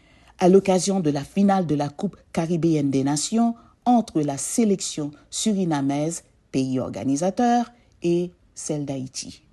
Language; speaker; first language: French; non-native, local second language; Haitian Creole